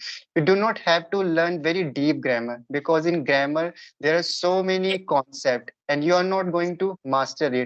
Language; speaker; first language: English; non-native, local second language; Hindi